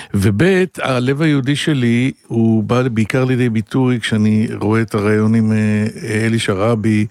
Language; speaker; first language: Hebrew; native; Hebrew